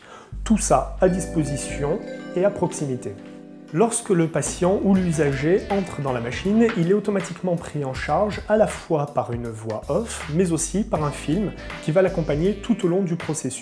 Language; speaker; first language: French; native; French